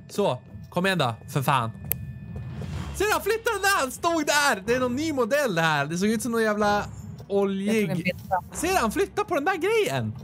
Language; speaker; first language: Swedish; native; Swedish